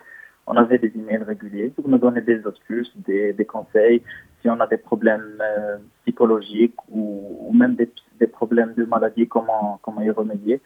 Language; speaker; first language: French; non-native, local second language; Arabic